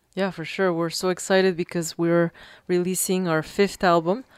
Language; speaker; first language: English; early bilingual, other home language; Spanish